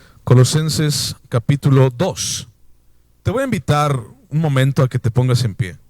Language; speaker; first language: Spanish; native; Spanish